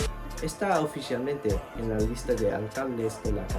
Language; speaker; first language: Spanish; non-native, learner; English